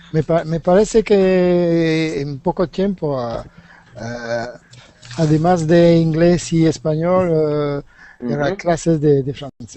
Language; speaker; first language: Spanish; non-native, learner; French